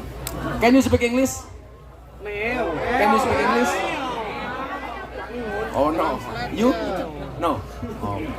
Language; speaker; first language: English; non-native, learner; Javanese